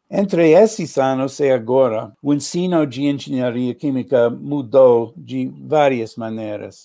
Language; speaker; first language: Portuguese; non-native, learner; English